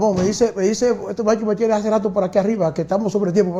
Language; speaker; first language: Spanish; native; Spanish